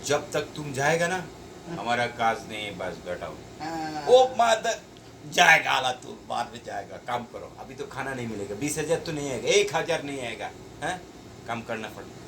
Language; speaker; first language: Hindi; non-native, learner; Bangla